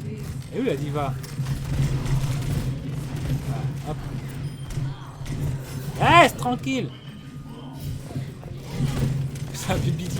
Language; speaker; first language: French; native; French